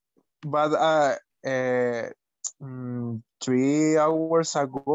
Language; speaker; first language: English; non-native, learner; Spanish